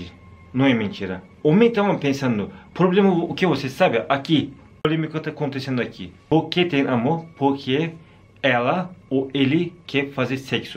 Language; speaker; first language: Portuguese; non-native, learner; Turkish